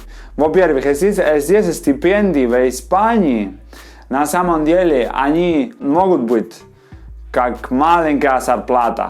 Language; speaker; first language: Russian; non-native, fluent; Spanish